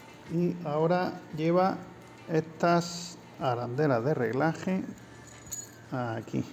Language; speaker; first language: Spanish; native; Spanish